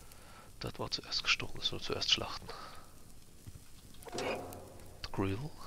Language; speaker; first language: German; native; German